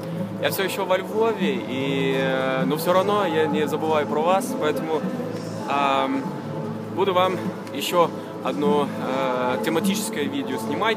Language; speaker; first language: Russian; non-native, fluent; Norwegian